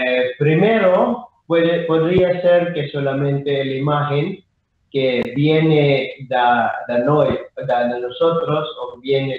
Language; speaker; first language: Spanish; non-native, fluent; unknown